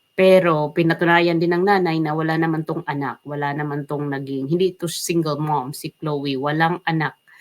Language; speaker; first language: Filipino; native; Filipino